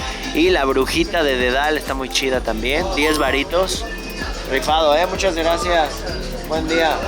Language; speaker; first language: Spanish; native; Spanish